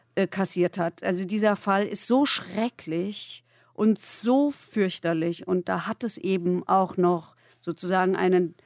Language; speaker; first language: German; native; German